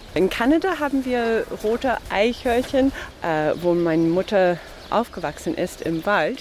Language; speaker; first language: German; non-native, fluent; English